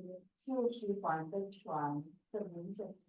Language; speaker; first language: Chinese; non-native, fluent; English